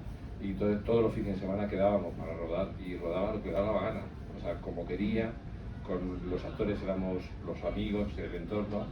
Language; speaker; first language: Spanish; native; Spanish